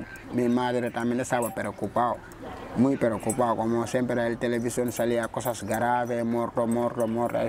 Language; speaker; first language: Spanish; non-native, fluent; Wolof